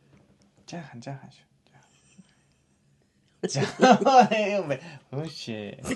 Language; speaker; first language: Mongolian; non-native, learner; Japanese